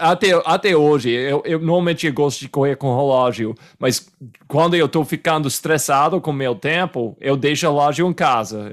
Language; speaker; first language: Portuguese; non-native, fluent; English